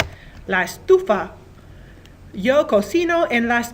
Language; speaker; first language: Spanish; non-native, fluent; English